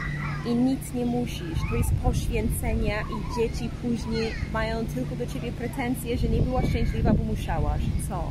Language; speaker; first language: Polish; non-native, fluent; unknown